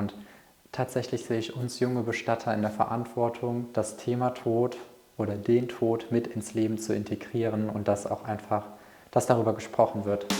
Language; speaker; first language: German; native; German